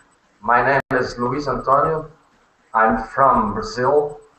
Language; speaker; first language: English; non-native, learner; Portuguese